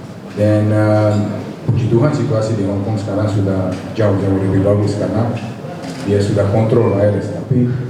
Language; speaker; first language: Indonesian; non-native, fluent; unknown